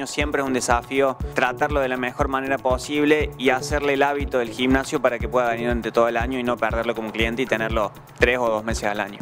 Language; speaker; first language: Spanish; native; Spanish